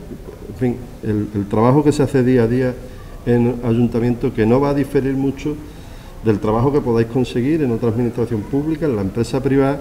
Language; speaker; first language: Spanish; native; Spanish